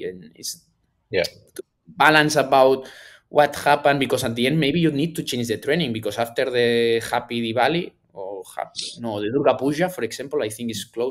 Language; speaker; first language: English; non-native, learner; Spanish